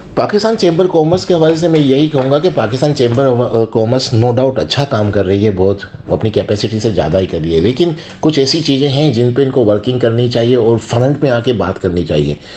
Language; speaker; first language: Urdu; non-native, local second language; Sindhi